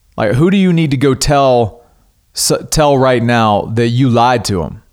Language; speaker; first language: English; native; English